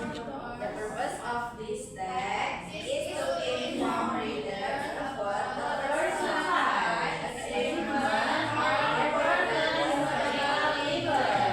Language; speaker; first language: English; non-native, learner; Indonesian